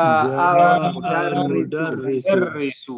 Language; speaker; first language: Arabic; non-native, learner; Indonesian